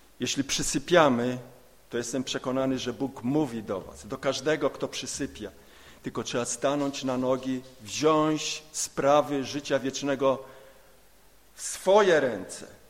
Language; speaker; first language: Polish; native; Polish